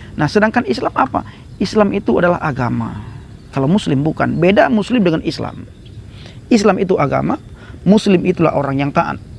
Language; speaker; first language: Indonesian; non-native, local second language; Achinese